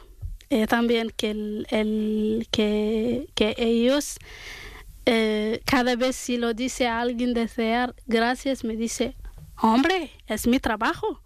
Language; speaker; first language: Spanish; non-native, learner; Arabic